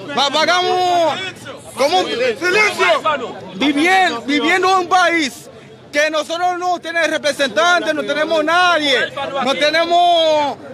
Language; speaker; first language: Spanish; non-native, fluent; Haitian Creole